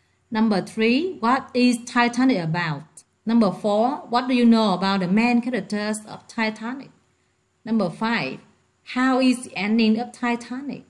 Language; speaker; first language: English; non-native, fluent; Vietnamese